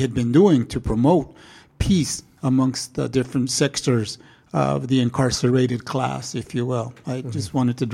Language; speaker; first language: English; native; English